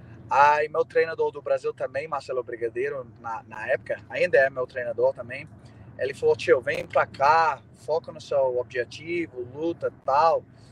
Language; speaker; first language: Portuguese; non-native, fluent; English